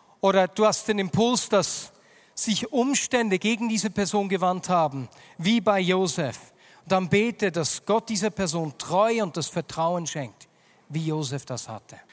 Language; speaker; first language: German; native; German